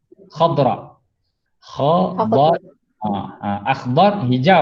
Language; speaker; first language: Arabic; non-native, fluent; Malay